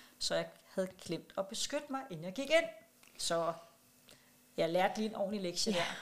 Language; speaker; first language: Danish; non-native, local second language; Kalaallisut